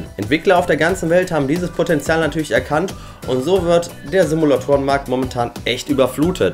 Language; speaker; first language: German; native; German